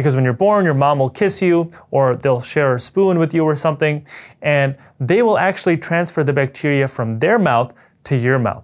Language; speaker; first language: English; native; English